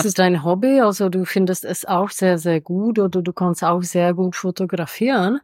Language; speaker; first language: German; non-native, fluent; Czech